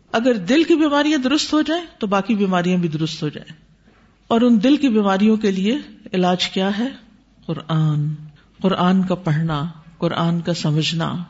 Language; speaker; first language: Urdu; native; Urdu